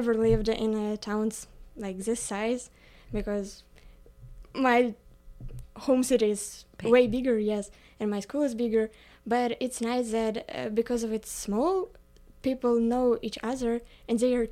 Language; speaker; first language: English; non-native, fluent; Ukrainian